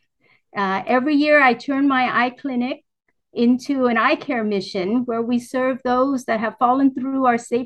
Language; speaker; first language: English; early bilingual, other home language; Vietnamese